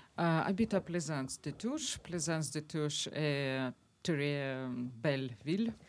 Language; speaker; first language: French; non-native, learner; Ukrainian